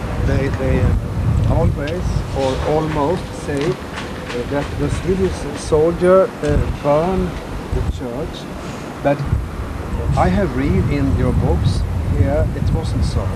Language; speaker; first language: English; non-native, fluent; Swedish